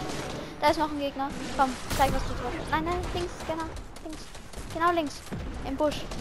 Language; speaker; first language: German; native; German